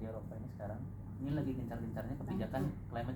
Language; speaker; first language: Indonesian; native; Indonesian